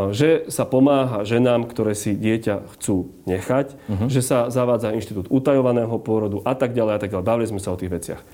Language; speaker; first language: Slovak; native; Slovak